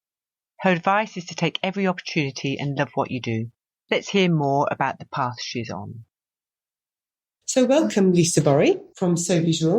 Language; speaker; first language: English; native; English